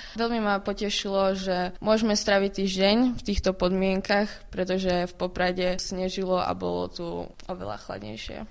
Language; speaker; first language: Slovak; native; Slovak